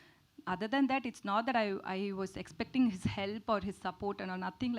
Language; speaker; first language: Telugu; non-native, learner; Tamil